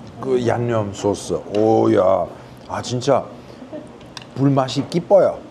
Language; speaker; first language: Korean; non-native, fluent; Italian